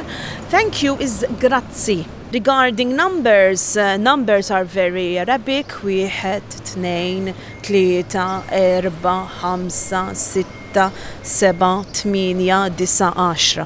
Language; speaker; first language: English; non-native, fluent; Maltese